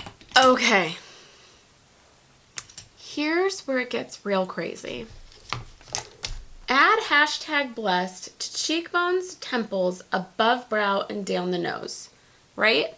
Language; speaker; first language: English; native; English